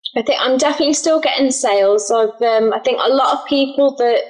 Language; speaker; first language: English; native; English